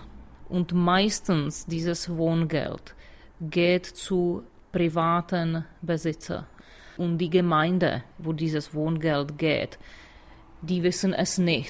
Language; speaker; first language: German; non-native, fluent; Czech